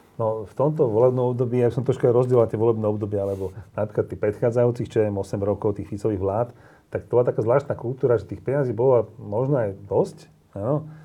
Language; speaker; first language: Slovak; native; Slovak